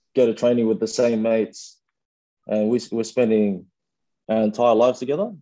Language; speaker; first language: English; early bilingual, other home language; Fijian